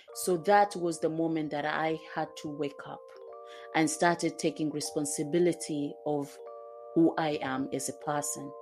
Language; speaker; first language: English; non-native, local second language; Swahili